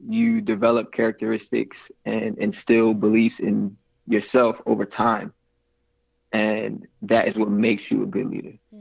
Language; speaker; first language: English; native; English